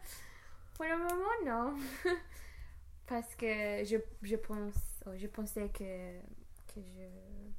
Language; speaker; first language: French; non-native, learner; English